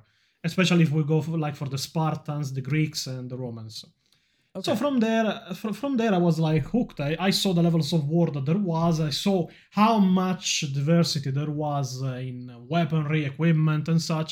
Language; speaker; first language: English; non-native, fluent; Italian